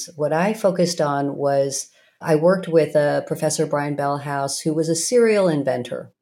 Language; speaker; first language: English; native; English